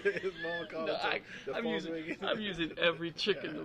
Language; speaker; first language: English; early bilingual, other home language; German